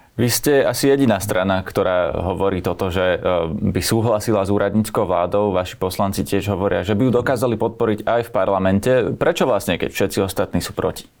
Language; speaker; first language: Slovak; native; Slovak